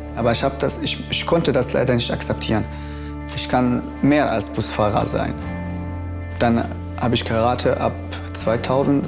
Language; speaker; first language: German; non-native, learner; Arabic